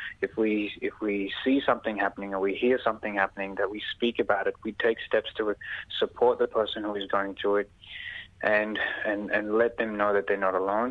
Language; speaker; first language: English; early bilingual, other home language; Punjabi